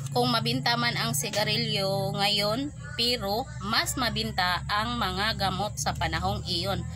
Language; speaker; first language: Filipino; non-native, local second language; Cebuano